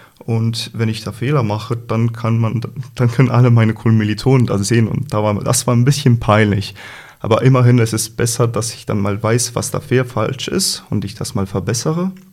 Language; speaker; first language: German; non-native, fluent; Slovenian